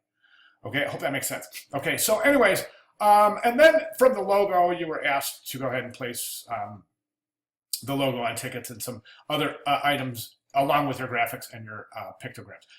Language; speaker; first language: English; native; English